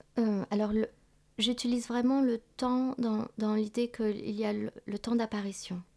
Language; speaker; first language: French; early bilingual, other home language; Vietnamese